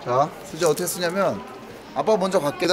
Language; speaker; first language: Korean; native; Korean